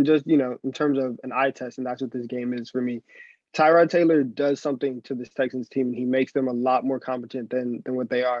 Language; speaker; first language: English; native; English